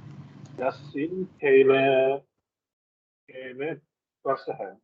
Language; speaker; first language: German; non-native, learner; Indonesian